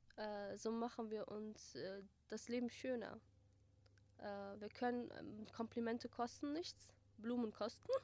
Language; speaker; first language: German; early bilingual, other home language; Kurdish